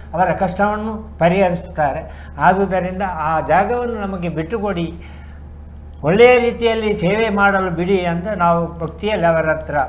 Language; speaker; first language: Kannada; non-native, local second language; Tulu